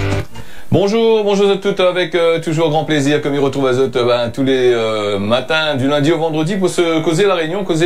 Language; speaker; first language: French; non-native, local second language; Réunion Creole French